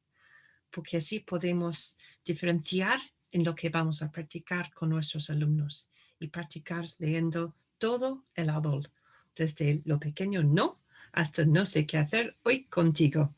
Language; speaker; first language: Spanish; non-native, fluent; English